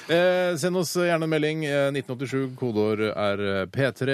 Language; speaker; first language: Norwegian; native; Norwegian